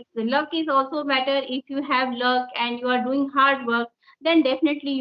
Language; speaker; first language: English; non-native, local second language; Hindi